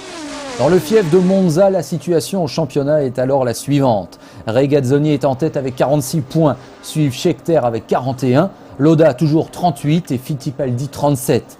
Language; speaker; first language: French; native; French